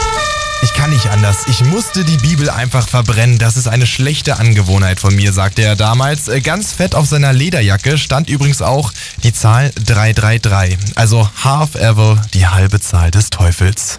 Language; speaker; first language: German; native; German